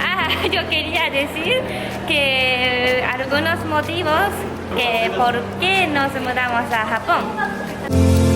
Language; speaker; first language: Spanish; non-native, learner; Japanese